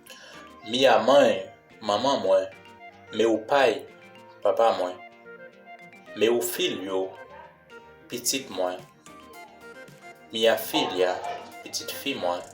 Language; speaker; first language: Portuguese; non-native, learner; Haitian Creole